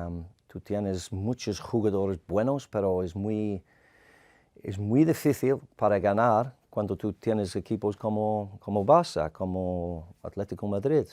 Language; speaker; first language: Spanish; non-native, fluent; English